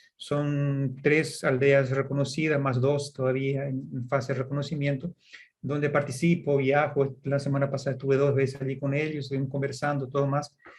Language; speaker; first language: Spanish; early bilingual, heritage; Portuguese